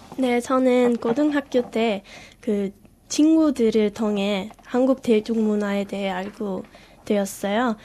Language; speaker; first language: Korean; non-native, fluent; English